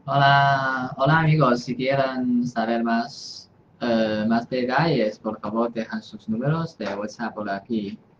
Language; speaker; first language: Spanish; non-native, fluent; Chinese